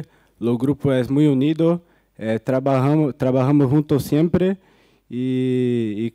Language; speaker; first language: Spanish; non-native, fluent; Portuguese